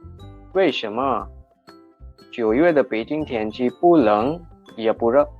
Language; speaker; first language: Chinese; non-native, fluent; Hindi